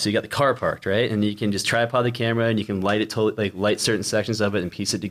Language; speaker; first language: English; native; English